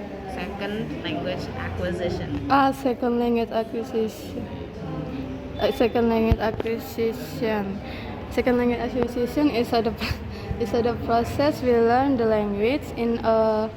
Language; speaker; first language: English; non-native, learner; Indonesian